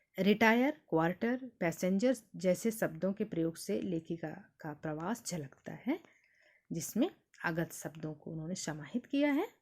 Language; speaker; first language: Hindi; native; Hindi